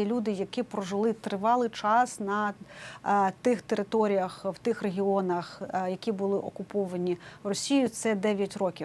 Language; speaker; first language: Ukrainian; native; Ukrainian